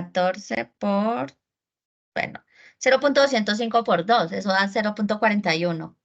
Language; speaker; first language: Spanish; native; Spanish